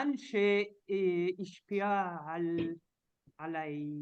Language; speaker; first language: Hebrew; non-native, learner; French